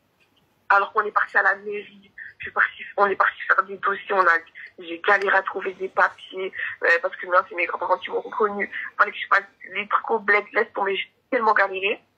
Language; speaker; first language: French; native; French